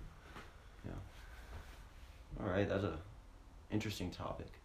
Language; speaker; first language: English; native; English